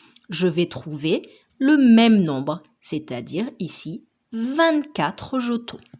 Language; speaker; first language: French; native; French